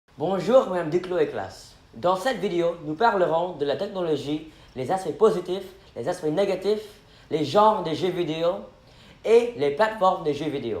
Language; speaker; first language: French; non-native, fluent; English